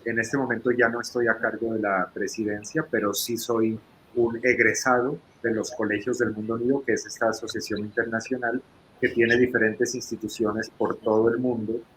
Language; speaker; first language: Spanish; native; Spanish